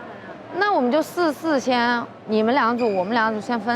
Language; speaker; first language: Chinese; non-native, learner; Japanese